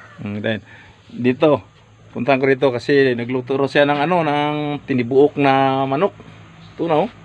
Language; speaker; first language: Filipino; native; Filipino